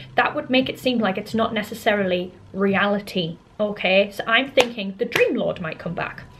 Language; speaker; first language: English; native; English